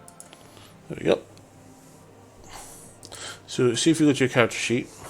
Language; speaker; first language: English; native; English